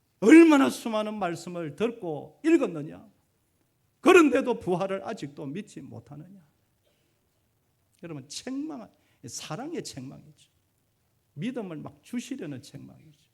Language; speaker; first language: Korean; native; Korean